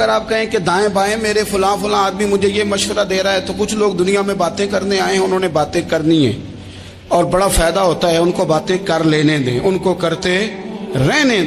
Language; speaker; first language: Urdu; native; Urdu